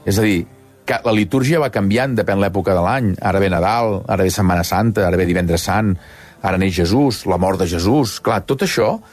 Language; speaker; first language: Catalan; native; Catalan